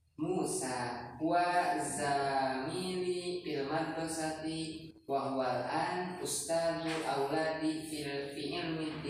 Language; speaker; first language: Arabic; non-native, fluent; Indonesian